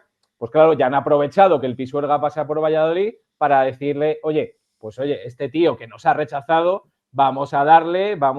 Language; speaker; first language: Spanish; native; Spanish